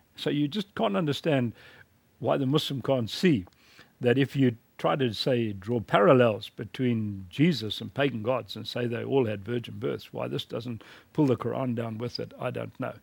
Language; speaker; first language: English; native; English